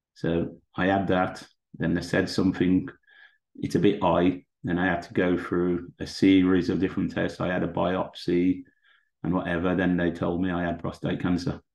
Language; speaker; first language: English; native; English